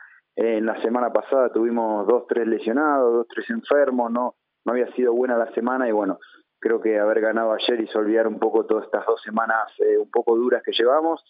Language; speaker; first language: Spanish; native; Spanish